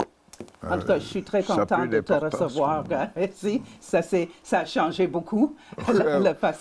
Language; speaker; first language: French; native; French